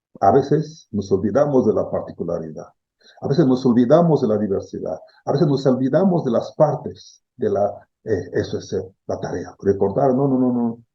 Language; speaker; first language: Spanish; non-native, fluent; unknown